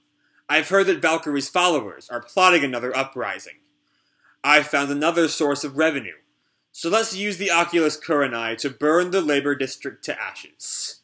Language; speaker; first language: English; native; English